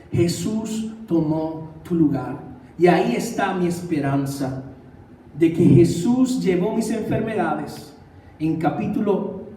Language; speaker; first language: Spanish; native; Spanish